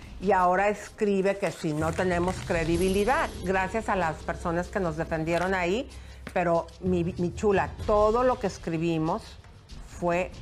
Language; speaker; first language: Spanish; native; Spanish